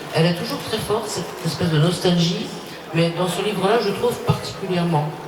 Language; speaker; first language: French; native; French